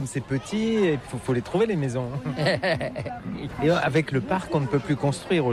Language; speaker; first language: French; native; French